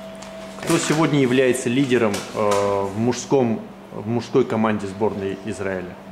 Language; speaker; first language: Russian; native; Russian